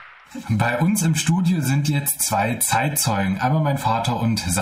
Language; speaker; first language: German; native; German